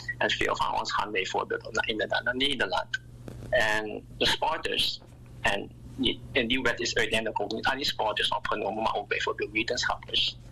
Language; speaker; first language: Dutch; native; Dutch